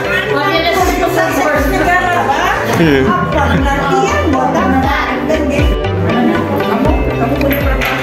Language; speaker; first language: Malay; native; Malay